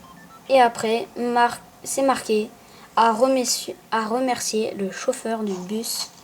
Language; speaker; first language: French; native; French